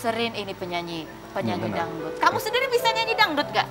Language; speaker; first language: Indonesian; native; Indonesian